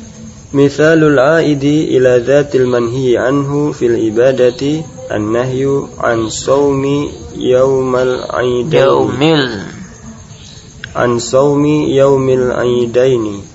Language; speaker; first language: Arabic; non-native, learner; Indonesian